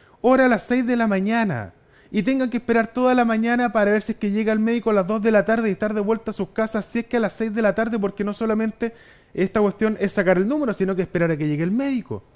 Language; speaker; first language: Spanish; native; Spanish